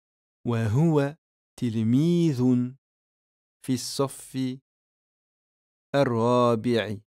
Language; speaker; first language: Arabic; non-native, fluent; French